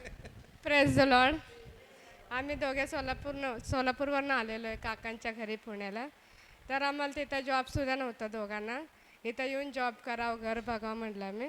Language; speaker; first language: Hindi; non-native, local second language; Marathi